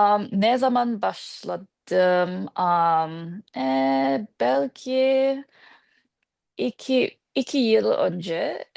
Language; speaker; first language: Turkish; non-native, learner; English